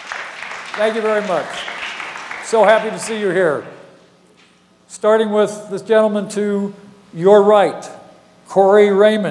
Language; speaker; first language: English; native; English